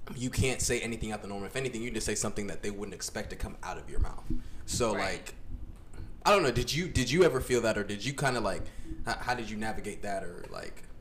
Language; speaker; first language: English; native; English